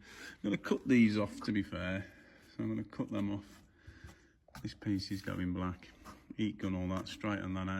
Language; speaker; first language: English; native; English